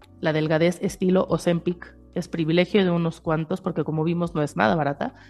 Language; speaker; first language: Spanish; native; Spanish